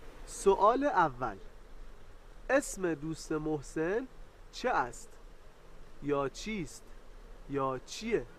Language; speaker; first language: Persian; non-native, fluent; Arabic